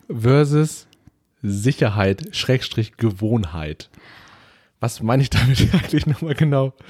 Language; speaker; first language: German; early bilingual, other home language; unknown